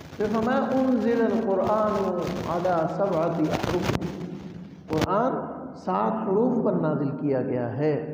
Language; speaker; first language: Urdu; non-native, local second language; Punjabi